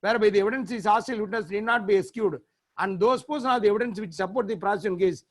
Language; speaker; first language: English; non-native, local second language; Tamil